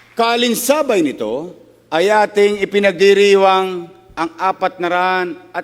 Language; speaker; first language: Filipino; native; Filipino